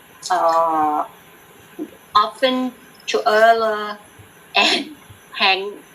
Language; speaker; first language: English; non-native, learner; Thai